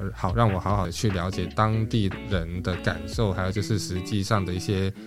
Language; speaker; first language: Chinese; non-native, local second language; Japanese